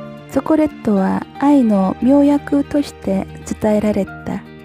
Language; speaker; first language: Japanese; non-native, learner; Korean